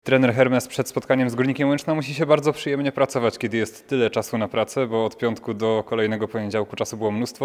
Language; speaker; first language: Polish; native; Polish